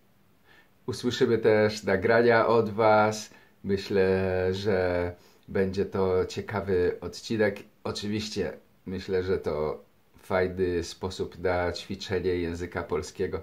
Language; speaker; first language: Polish; native; Polish